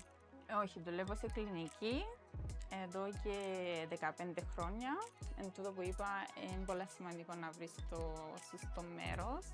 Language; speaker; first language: Greek; non-native, fluent; Romanian